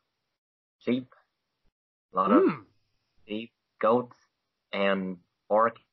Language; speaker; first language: English; non-native, fluent; Chinese